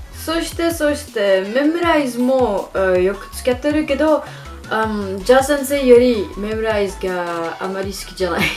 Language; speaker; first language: Japanese; non-native, learner; French